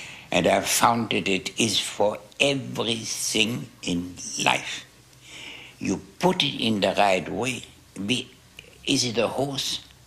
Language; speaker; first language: English; non-native, fluent; German